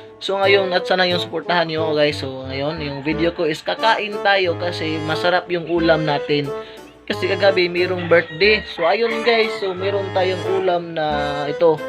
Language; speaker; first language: Filipino; non-native, local second language; Hiligaynon